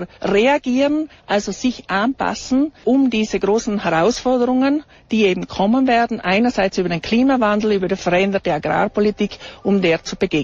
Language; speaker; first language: German; native; German